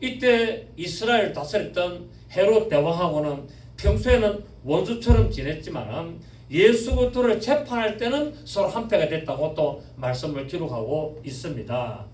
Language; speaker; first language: Korean; native; Korean